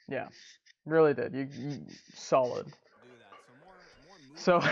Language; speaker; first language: English; native; English